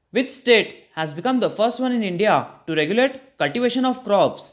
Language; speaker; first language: English; non-native, local second language; Kannada